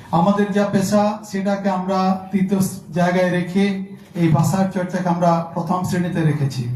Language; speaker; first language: Bangla; non-native, local second language; Santali